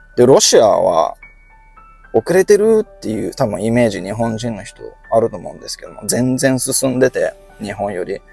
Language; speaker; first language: Japanese; native; Japanese